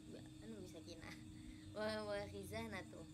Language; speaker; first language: Arabic; non-native, learner; Javanese